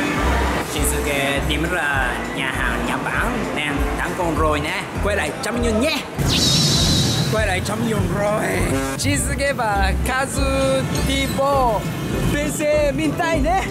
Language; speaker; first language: Vietnamese; non-native, learner; Japanese